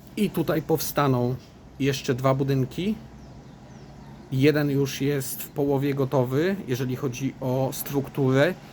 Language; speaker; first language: Polish; native; Polish